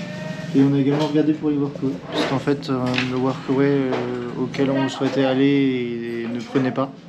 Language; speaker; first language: French; native; French